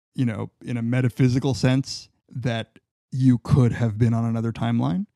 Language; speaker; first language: English; native; English